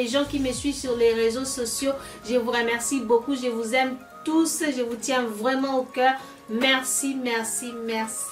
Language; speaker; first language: French; non-native, local second language; Lingala